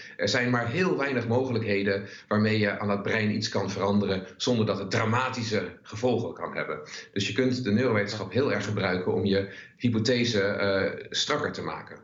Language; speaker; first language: Dutch; native; Dutch